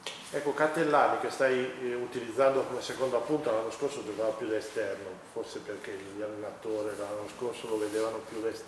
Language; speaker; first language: Italian; native; Italian